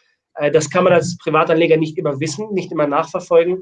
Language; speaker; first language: German; native; German